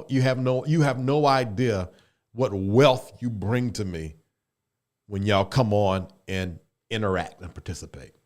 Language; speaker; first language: English; native; English